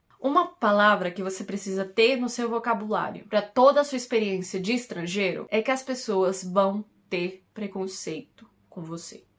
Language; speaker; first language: Portuguese; native; Portuguese